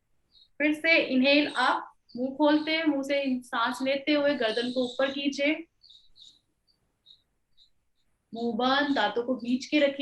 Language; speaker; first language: Hindi; native; Hindi